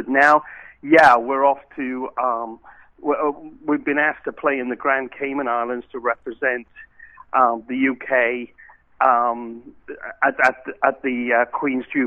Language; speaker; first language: English; native; English